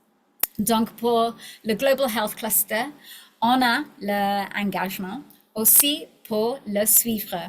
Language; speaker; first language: French; non-native, learner; English